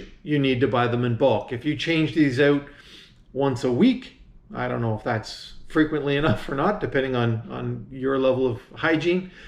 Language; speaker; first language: English; native; English